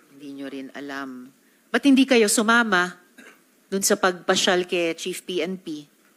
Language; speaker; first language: Filipino; native; Filipino